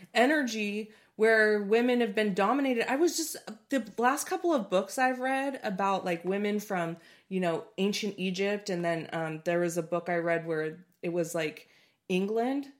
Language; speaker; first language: English; native; English